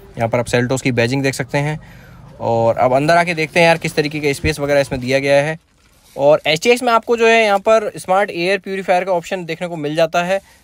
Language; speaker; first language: Hindi; native; Hindi